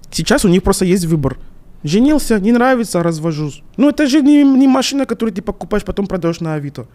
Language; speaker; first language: Russian; non-native, fluent; French